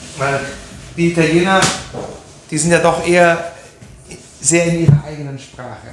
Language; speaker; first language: German; native; German